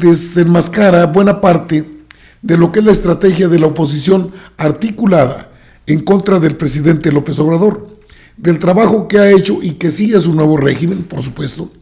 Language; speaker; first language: Spanish; native; Spanish